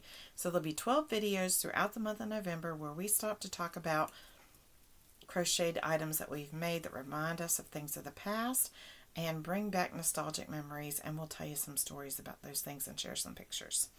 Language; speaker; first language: English; native; English